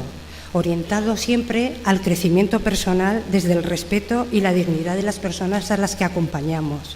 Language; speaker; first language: Spanish; native; Spanish